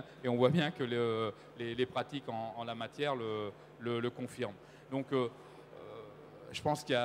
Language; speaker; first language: French; native; French